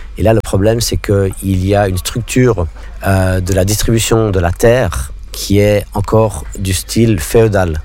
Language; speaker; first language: French; non-native, local second language; English